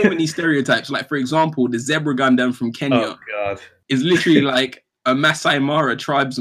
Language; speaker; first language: English; native; English